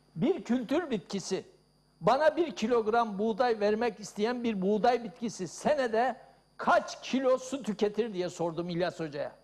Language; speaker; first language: Turkish; native; Turkish